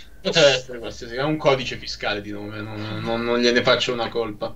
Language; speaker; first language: Italian; native; Italian